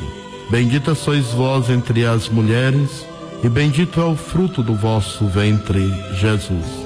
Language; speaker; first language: Portuguese; native; Portuguese